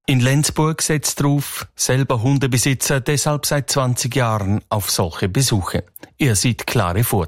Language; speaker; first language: German; native; German